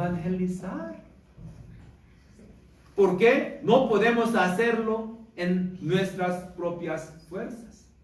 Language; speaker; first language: Spanish; non-native, learner; Korean